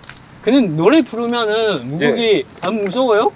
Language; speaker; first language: Korean; non-native, fluent; Chinese